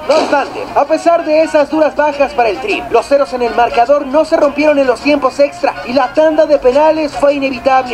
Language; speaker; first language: Spanish; native; Spanish